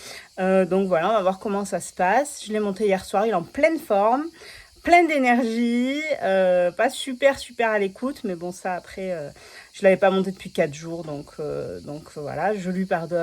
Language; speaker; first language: French; native; French